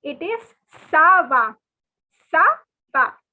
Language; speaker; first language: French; non-native, fluent; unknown